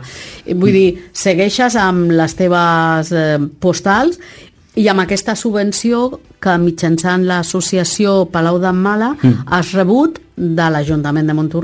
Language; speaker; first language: Catalan; native; Catalan